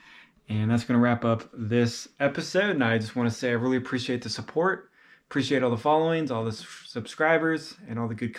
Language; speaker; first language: English; native; English